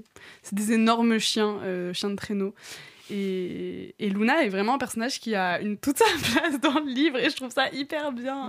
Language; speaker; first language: French; native; French